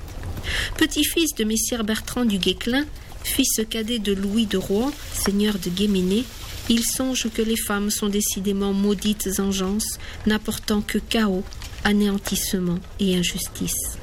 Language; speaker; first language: French; native; French